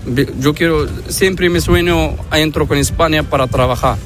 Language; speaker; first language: Spanish; non-native, learner; Arabic